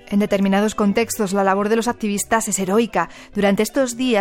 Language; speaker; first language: Spanish; native; Spanish